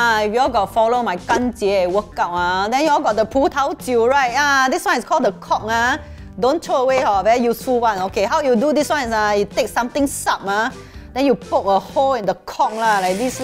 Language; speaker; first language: English; non-native, local second language; Chinese